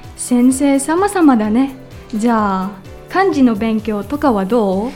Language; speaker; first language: Japanese; non-native, learner; Filipino